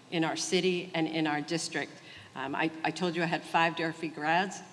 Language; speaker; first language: English; early bilingual, other home language; Portuguese